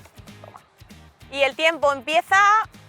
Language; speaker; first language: Spanish; native; Spanish